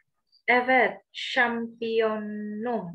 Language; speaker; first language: Turkish; non-native, learner; Indonesian